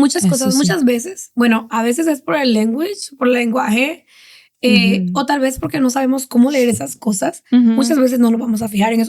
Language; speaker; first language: Spanish; native; Spanish